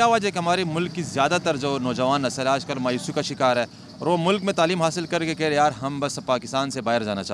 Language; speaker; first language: Urdu; native; Urdu